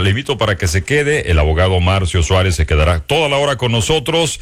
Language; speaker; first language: Spanish; native; Spanish